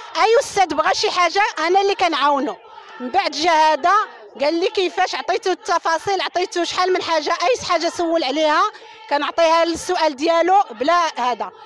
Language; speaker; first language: Arabic; native; Arabic